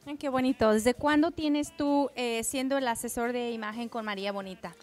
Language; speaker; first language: Spanish; native; Spanish